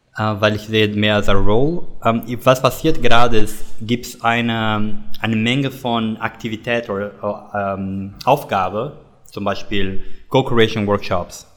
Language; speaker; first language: German; non-native, learner; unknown